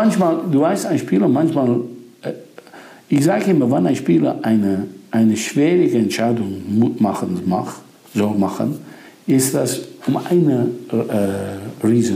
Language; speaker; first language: German; non-native, fluent; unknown